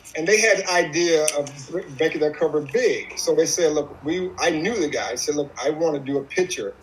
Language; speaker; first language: English; native; English